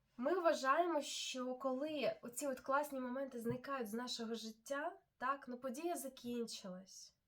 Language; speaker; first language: Ukrainian; non-native, local second language; Russian